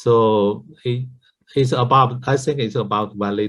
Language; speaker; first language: English; non-native, learner; Chinese